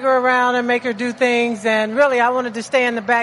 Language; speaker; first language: English; native; English